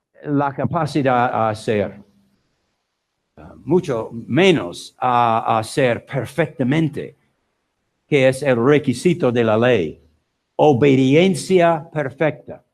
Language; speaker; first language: Spanish; non-native, learner; English